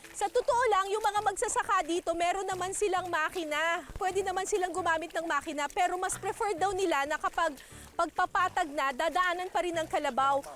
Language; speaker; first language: Filipino; native; Filipino